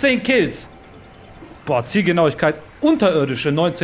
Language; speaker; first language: German; native; German